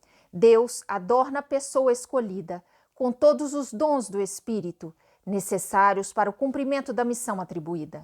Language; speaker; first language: Portuguese; native; Portuguese